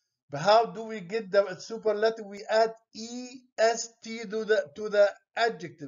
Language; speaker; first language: English; non-native, fluent; Arabic